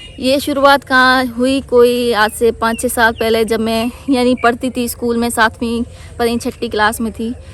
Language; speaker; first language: Urdu; native; Urdu